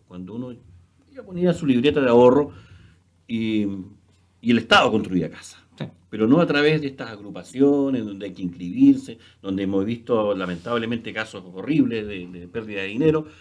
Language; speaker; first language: Spanish; native; Spanish